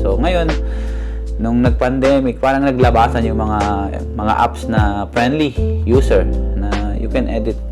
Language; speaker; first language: Filipino; native; Filipino